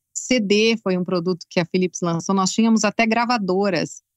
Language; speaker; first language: Portuguese; native; Portuguese